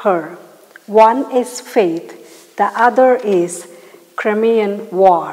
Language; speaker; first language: English; non-native, local second language; Malayalam